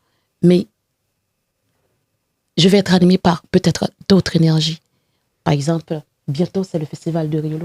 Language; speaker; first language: French; non-native, local second language; Haitian Creole